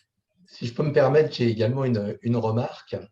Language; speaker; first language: French; native; French